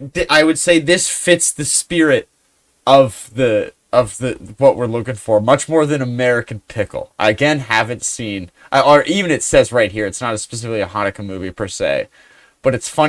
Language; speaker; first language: English; native; English